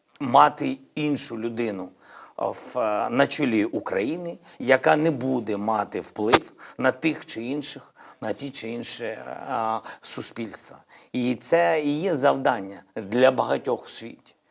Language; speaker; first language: Ukrainian; non-native, local second language; Russian